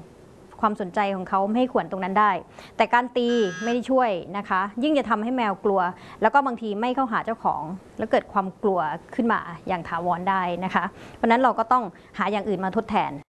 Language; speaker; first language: Thai; native; Thai